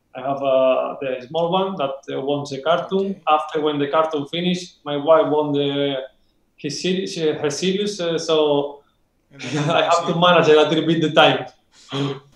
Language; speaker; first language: English; non-native, learner; Spanish